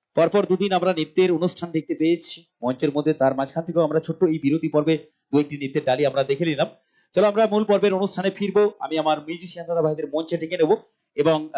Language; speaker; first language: Bangla; non-native, local second language; Santali